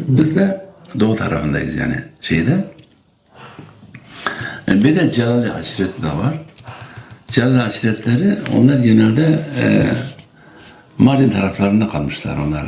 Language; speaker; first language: Turkish; non-native, local second language; Kurdish